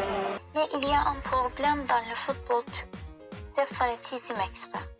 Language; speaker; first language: French; non-native, learner; Turkish